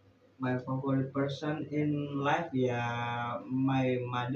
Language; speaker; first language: English; non-native, learner; Indonesian